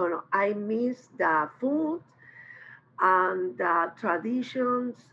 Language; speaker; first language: English; non-native, learner; Spanish